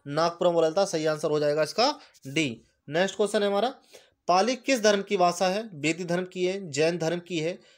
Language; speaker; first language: Hindi; native; Hindi